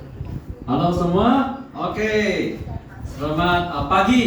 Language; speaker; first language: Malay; non-native, local second language; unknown